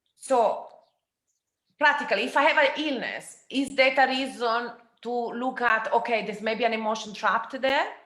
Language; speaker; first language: English; non-native, fluent; Italian